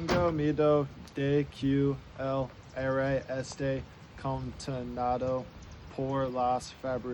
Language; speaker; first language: Spanish; non-native, learner; English